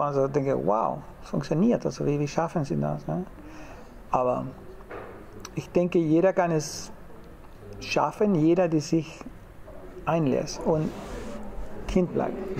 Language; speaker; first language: German; non-native, fluent; Spanish